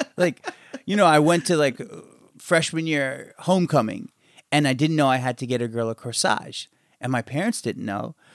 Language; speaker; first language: English; native; English